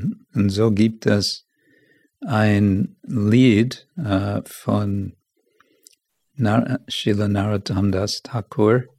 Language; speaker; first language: German; non-native, fluent; English